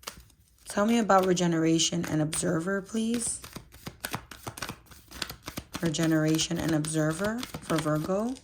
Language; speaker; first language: English; native; English